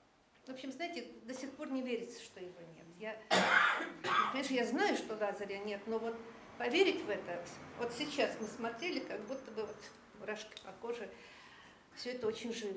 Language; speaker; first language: Russian; native; Russian